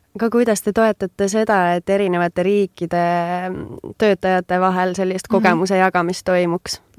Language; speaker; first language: Estonian; native; Estonian